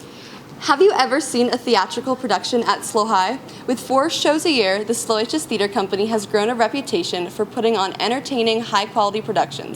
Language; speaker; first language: English; native; English